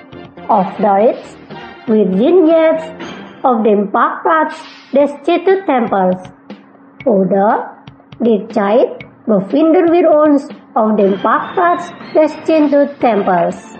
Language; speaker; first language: German; non-native, fluent; Indonesian